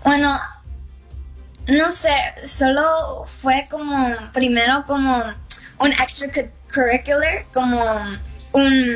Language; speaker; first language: Spanish; early bilingual, heritage; English